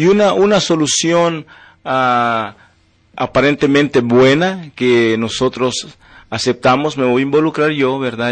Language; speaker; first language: Spanish; native; Spanish